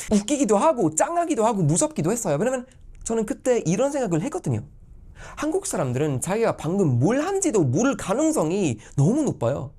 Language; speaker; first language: Korean; non-native, fluent; Swedish